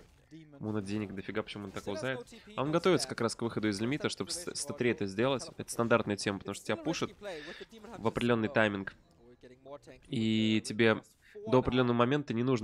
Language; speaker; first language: Russian; native; Russian